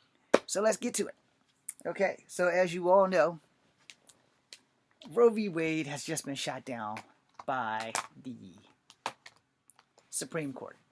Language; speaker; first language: English; native; English